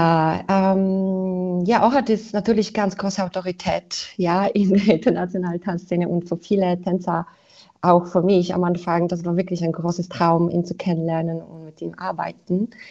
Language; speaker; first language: German; non-native, fluent; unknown